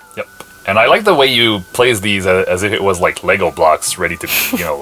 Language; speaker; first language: English; non-native, local second language; French